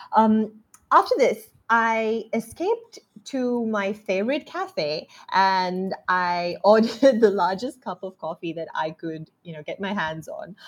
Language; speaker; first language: English; non-native, local second language; Sinhala